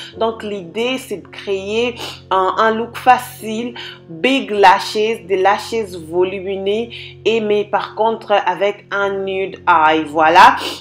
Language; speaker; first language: French; non-native, local second language; Lingala